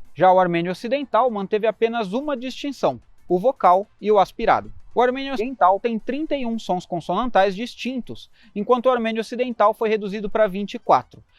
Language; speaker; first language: Portuguese; native; Portuguese